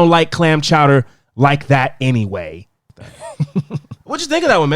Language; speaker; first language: English; native; English